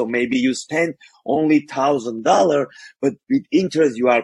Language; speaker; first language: English; non-native, fluent; Armenian